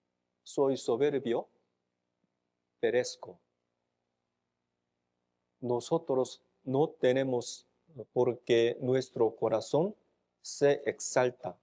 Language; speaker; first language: Spanish; non-native, fluent; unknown